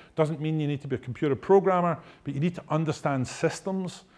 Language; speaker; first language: English; native; English